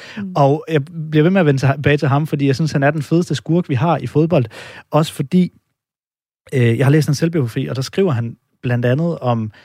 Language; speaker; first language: Danish; native; Danish